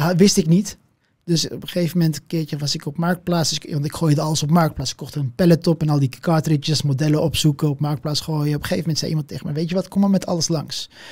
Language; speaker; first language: Dutch; early bilingual, other home language; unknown